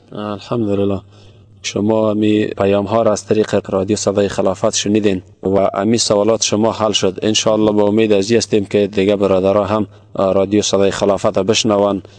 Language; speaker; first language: Persian; native; Persian